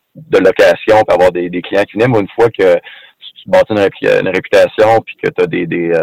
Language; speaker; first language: French; native; French